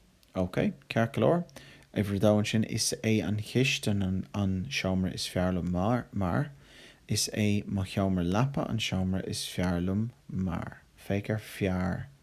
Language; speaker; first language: Irish; non-native, local second language; English